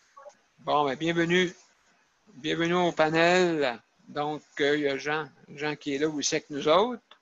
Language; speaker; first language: French; native; French